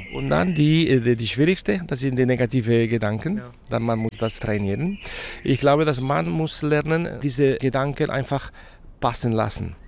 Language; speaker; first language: German; non-native, fluent; Spanish